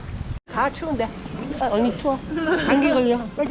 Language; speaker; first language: Korean; native; Korean